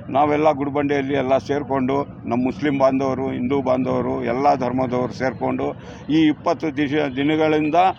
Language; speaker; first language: Kannada; non-native, local second language; Urdu